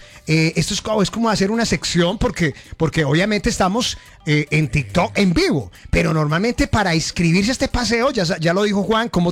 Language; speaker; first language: Spanish; native; Spanish